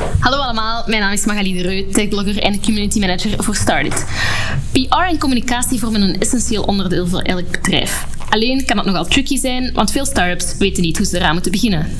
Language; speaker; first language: Dutch; native; Dutch